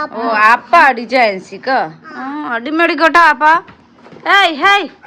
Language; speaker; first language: Malayalam; non-native, learner; Nepali